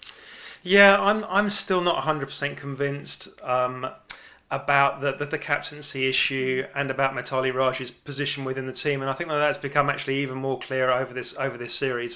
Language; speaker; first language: English; native; English